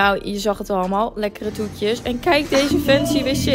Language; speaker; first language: Dutch; native; Dutch